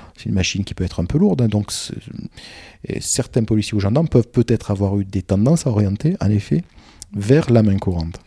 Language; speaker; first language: French; native; French